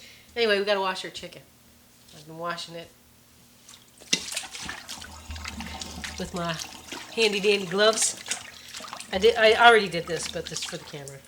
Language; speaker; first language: English; native; English